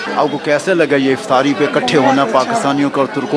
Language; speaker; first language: Urdu; native; Urdu